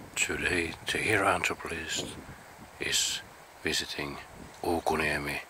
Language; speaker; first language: English; non-native, fluent; Finnish